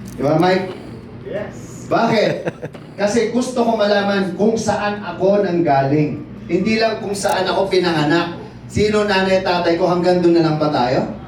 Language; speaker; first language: Filipino; native; Filipino